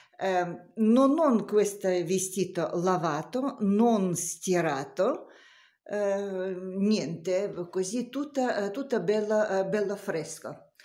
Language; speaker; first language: Italian; non-native, learner; Russian